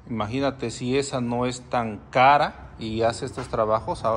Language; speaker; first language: Spanish; native; Spanish